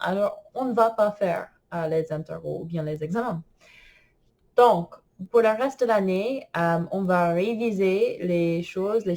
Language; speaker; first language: French; non-native, fluent; English